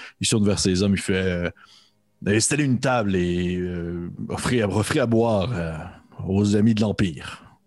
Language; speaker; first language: French; native; French